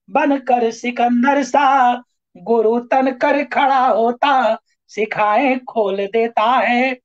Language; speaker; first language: Hindi; native; Hindi